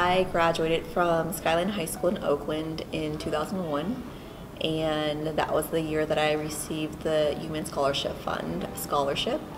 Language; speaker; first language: English; native; English